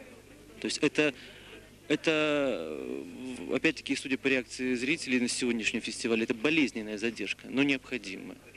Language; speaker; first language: Russian; native; Russian